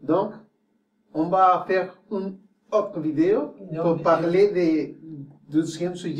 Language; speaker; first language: French; non-native, fluent; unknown